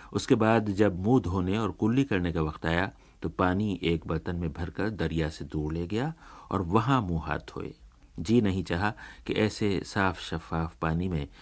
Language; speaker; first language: Urdu; native; Urdu